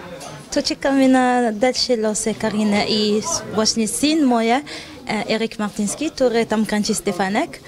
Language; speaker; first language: Polish; non-native, learner; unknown